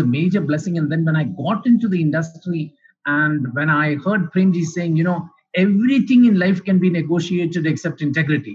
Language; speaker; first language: English; non-native, local second language; Malayalam